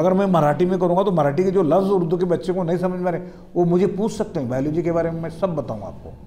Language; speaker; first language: Hindi; non-native, local second language; Marathi